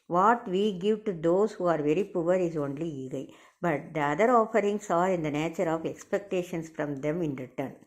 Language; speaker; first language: English; non-native, local second language; Tamil